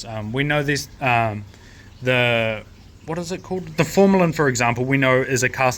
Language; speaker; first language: English; native; English